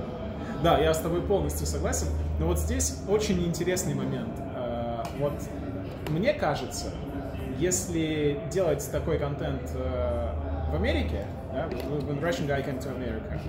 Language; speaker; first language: Russian; native; Russian